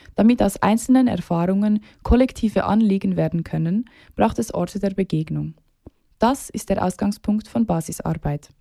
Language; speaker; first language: German; native; German